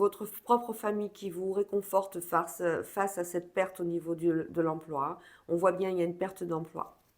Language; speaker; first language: French; native; French